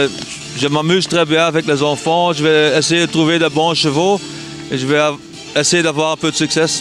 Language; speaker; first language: French; non-native, local second language; Dutch